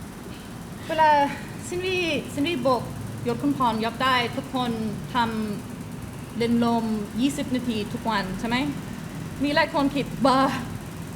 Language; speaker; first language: Thai; non-native, learner; English